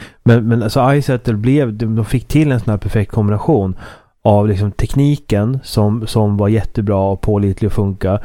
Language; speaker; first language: Swedish; native; Swedish